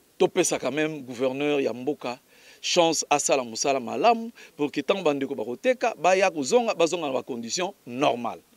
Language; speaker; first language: Lingala; native; Lingala